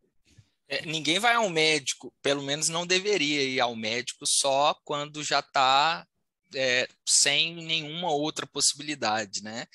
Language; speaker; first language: Portuguese; native; Portuguese